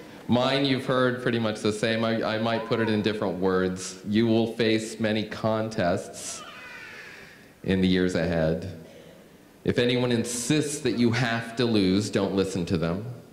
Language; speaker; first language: English; native; English